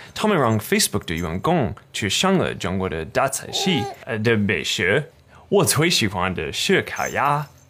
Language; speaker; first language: Chinese; non-native, learner; English